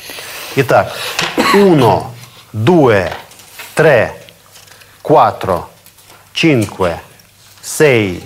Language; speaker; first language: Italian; non-native, fluent; Russian